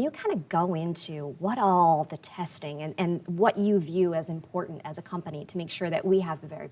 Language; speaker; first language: English; native; English